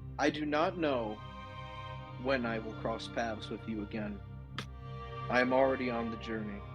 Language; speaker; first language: English; native; English